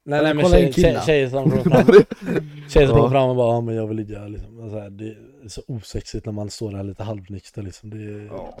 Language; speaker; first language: Swedish; native; Swedish